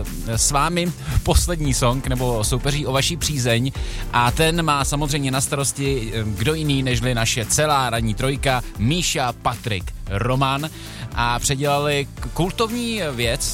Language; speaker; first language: Czech; native; Czech